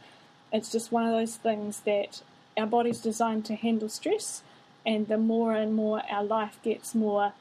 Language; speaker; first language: English; native; English